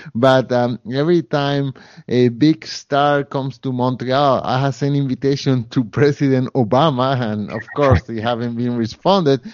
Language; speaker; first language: English; non-native, fluent; Spanish